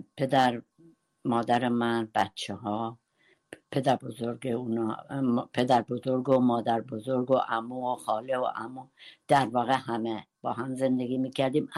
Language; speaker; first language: Persian; non-native, local second language; Central Kurdish